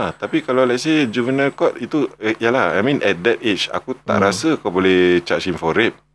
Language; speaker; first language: English; non-native, local second language; Malay